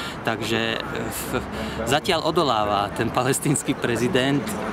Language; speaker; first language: Slovak; non-native, fluent; Arabic